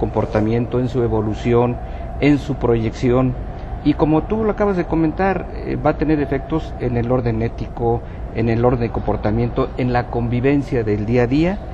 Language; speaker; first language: Spanish; native; Spanish